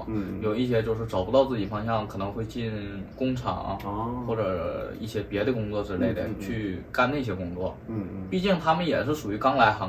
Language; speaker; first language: Chinese; native; Chinese